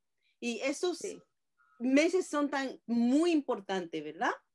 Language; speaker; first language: Spanish; non-native, fluent; Japanese